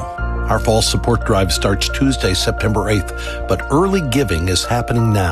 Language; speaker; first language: English; native; English